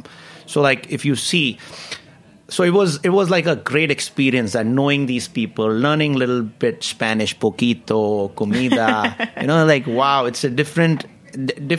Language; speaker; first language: English; non-native, local second language; Hindi